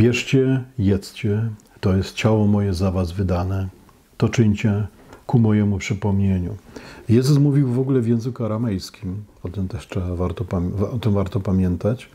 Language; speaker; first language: Polish; native; Polish